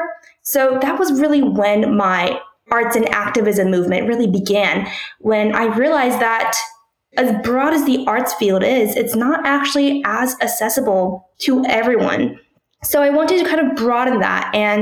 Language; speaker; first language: English; early bilingual, other home language; Korean